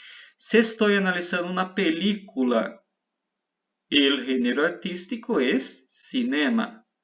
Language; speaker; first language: Spanish; non-native, fluent; Portuguese